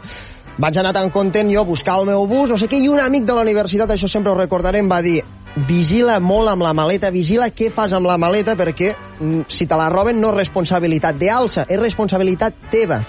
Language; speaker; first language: Catalan; native; Catalan